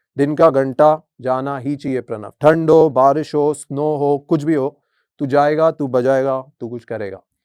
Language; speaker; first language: Hindi; native; Hindi